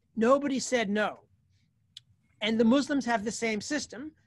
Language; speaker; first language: English; native; English